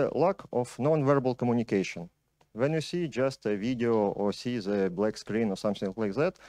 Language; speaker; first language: English; non-native, fluent; Ukrainian